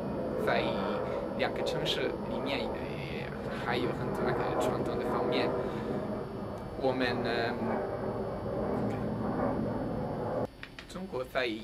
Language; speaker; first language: Chinese; non-native, fluent; Italian